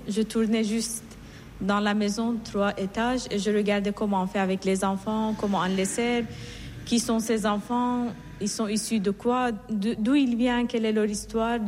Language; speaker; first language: French; non-native, fluent; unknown